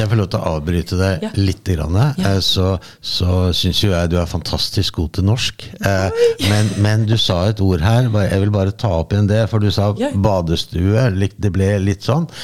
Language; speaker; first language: Norwegian; native; Norwegian